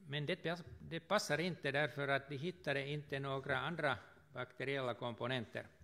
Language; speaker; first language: Swedish; non-native, fluent; Finnish